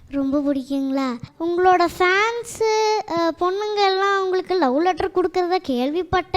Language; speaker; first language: Tamil; native; Tamil